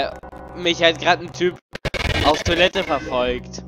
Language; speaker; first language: German; native; German